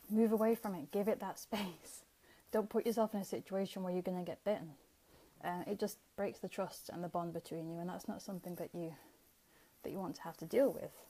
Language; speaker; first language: English; native; English